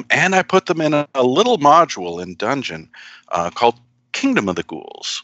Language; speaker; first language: English; native; English